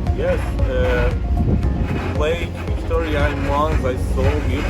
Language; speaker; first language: English; non-native, learner; Persian